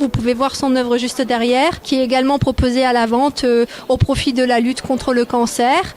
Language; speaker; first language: French; native; French